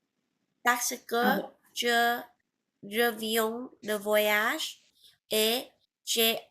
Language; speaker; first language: French; non-native, learner; Vietnamese